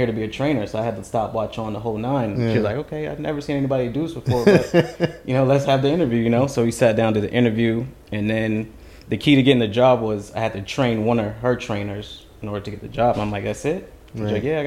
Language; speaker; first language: English; native; English